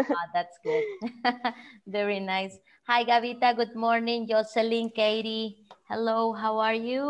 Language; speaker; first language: English; non-native, fluent; Spanish